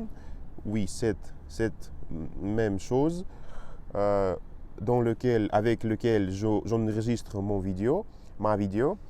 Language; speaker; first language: French; non-native, learner; Russian